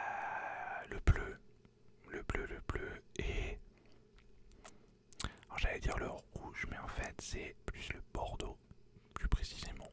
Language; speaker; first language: French; native; French